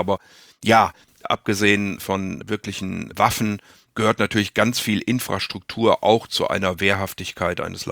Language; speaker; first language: German; native; German